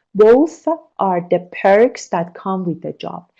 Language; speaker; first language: English; non-native, fluent; Persian